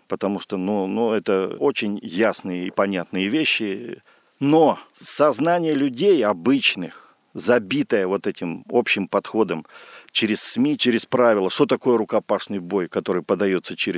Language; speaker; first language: Russian; native; Russian